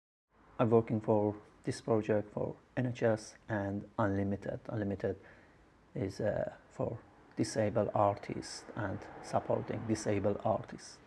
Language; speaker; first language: English; non-native, learner; Persian